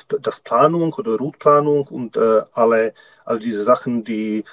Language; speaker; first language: German; non-native, learner; Czech